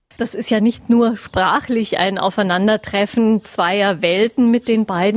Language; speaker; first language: German; native; German